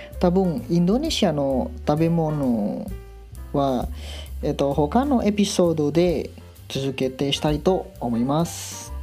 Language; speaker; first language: Japanese; non-native, learner; Indonesian